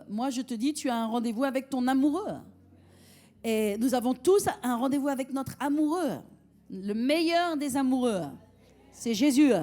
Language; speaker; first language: French; native; French